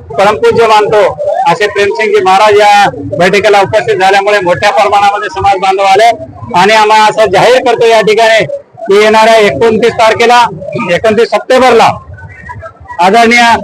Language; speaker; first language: Marathi; non-native, local second language; Lambadi